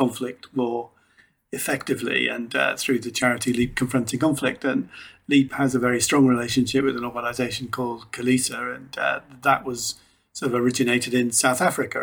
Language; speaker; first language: English; native; English